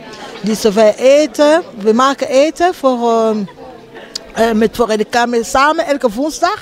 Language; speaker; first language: Dutch; non-native, fluent; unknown